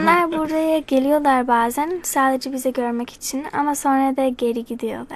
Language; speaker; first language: Turkish; early bilingual, other home language; English